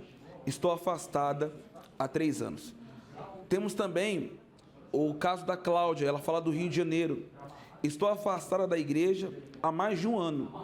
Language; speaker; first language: Portuguese; native; Portuguese